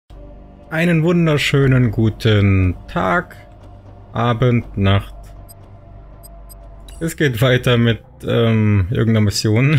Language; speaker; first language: German; native; German